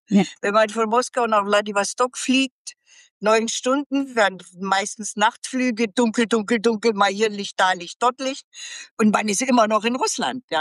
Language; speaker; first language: German; native; German